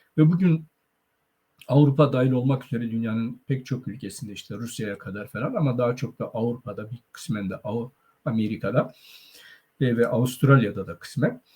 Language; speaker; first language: Turkish; non-native, local second language; Zaza